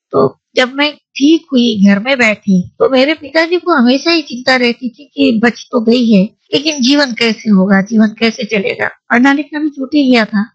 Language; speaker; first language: Hindi; native; Hindi